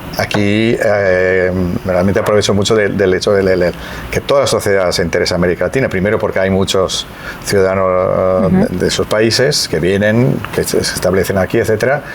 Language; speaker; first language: Spanish; non-native, fluent; Italian